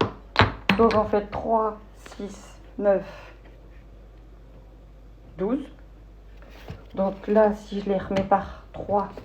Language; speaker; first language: French; native; French